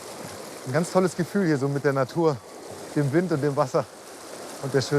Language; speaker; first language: German; native; German